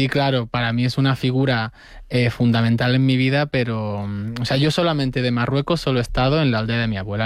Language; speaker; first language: Spanish; native; Spanish